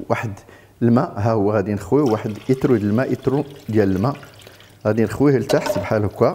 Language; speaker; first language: Arabic; native; Arabic